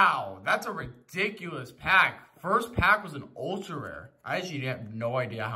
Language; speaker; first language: English; native; English